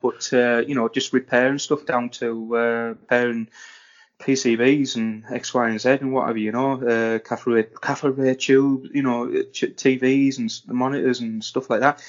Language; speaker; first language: English; native; English